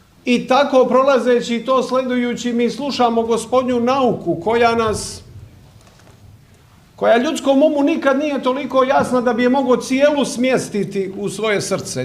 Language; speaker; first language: Croatian; native; Croatian